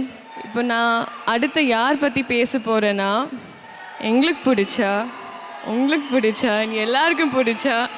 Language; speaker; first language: Tamil; non-native, learner; Telugu